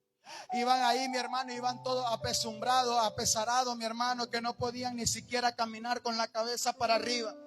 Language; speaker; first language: Spanish; native; Spanish